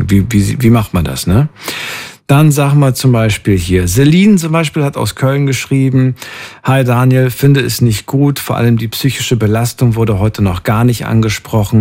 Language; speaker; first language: German; native; German